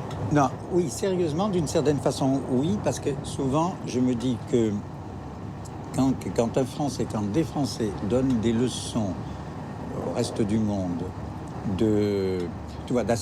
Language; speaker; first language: French; native; French